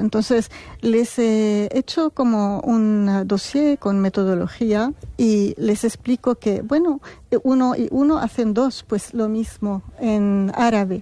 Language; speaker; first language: Spanish; non-native, fluent; Arabic